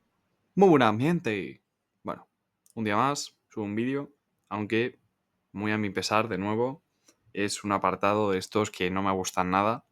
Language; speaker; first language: Spanish; native; Spanish